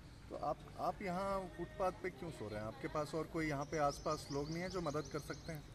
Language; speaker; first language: Hindi; native; Hindi